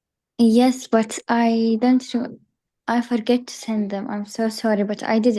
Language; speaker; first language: English; non-native, learner; Arabic